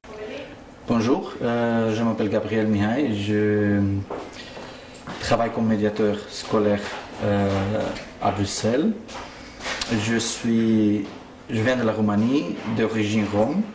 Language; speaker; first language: French; early bilingual, other home language; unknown